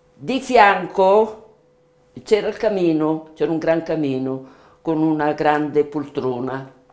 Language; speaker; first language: Italian; native; Italian